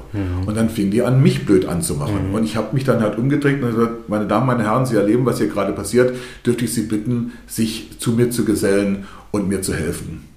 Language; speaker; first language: German; early bilingual, other home language; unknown